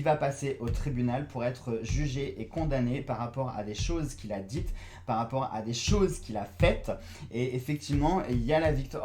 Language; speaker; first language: French; native; French